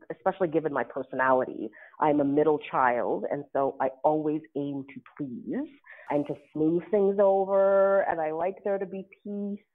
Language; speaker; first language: English; native; English